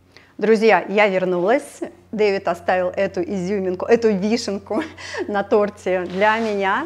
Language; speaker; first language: Russian; native; Russian